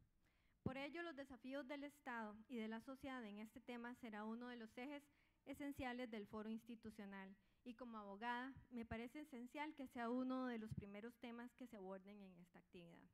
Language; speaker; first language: Spanish; native; Spanish